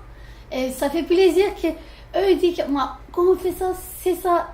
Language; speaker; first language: French; non-native, learner; Turkish